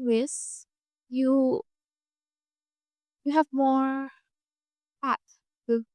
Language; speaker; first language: English; non-native, fluent; Indonesian